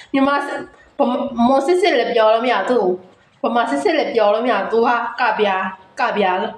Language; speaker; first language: Burmese; non-native, local second language; Mon